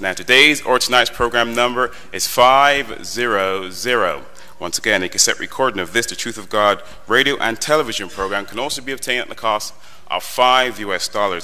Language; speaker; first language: English; native; English